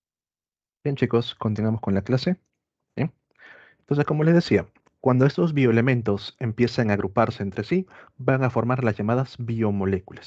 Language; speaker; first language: Spanish; native; Spanish